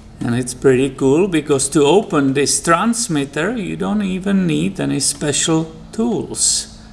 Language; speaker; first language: English; non-native, fluent; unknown